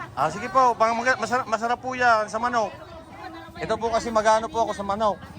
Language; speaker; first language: Filipino; native; Filipino